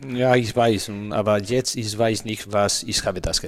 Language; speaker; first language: German; non-native, learner; Spanish